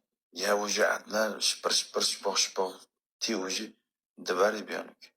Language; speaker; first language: Russian; non-native, learner; Uzbek